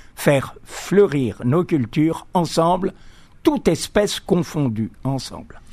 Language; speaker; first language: French; native; French